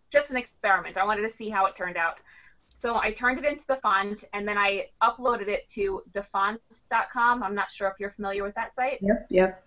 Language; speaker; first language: English; native; English